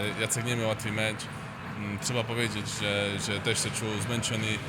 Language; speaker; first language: Polish; non-native, learner; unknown